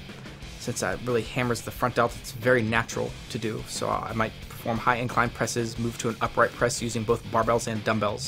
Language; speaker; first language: English; native; English